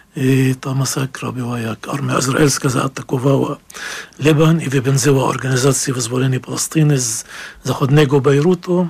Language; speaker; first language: Polish; non-native, fluent; Arabic